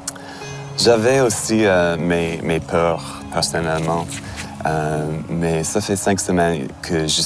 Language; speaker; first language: French; non-native, learner; English